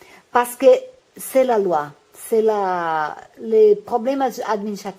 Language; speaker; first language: French; non-native, learner; Portuguese